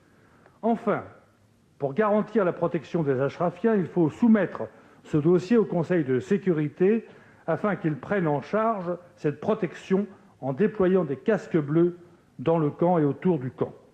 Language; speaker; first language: French; native; French